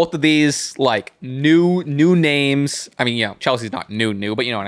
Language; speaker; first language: English; native; English